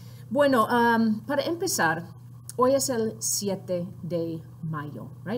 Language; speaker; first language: Spanish; non-native, fluent; English